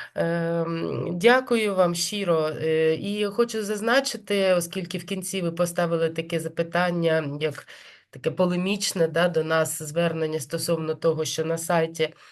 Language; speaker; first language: Ukrainian; native; Ukrainian